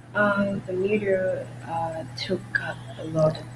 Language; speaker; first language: English; non-native, learner; Vietnamese